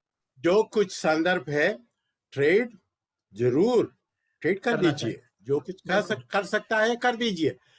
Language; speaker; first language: Hindi; non-native, local second language; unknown